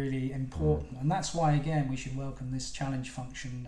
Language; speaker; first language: English; native; English